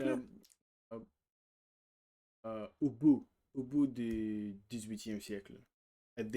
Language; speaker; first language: French; non-native, learner; Russian